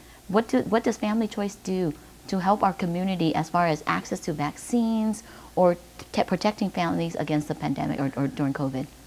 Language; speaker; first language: English; early bilingual, other home language; Vietnamese